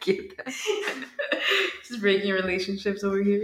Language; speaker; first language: English; early bilingual, other home language; Spanish